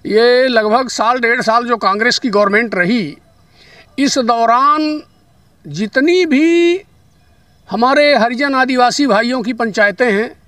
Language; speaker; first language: Hindi; native; Hindi